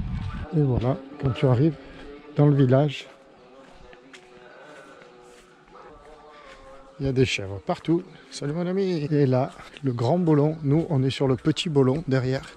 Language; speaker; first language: French; native; French